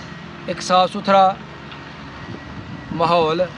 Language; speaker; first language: Hindi; non-native, local second language; Punjabi